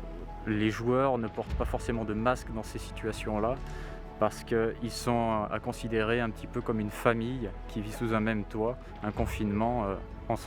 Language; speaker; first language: French; native; French